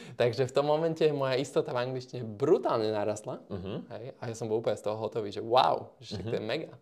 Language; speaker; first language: Slovak; native; Slovak